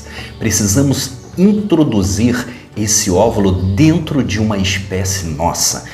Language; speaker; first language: Portuguese; native; Portuguese